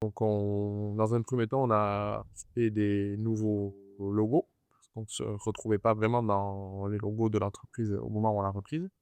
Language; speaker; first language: French; native; French